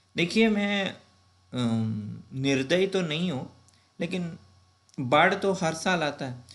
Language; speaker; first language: Hindi; non-native, local second language; Tamil